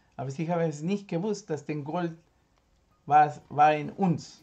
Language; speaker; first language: German; non-native, fluent; Spanish